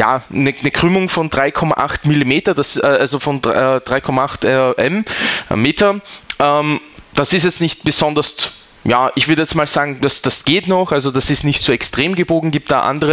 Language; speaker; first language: German; native; German